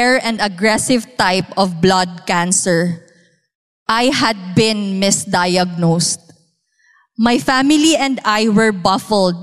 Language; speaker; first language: English; non-native, local second language; Cebuano